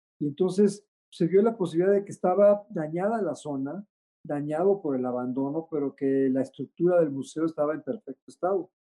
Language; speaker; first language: Spanish; native; Spanish